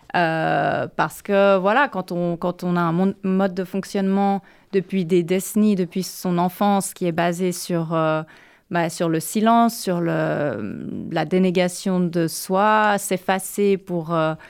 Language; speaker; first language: French; native; French